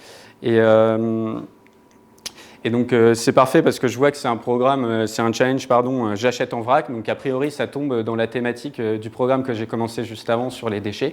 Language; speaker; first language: French; native; French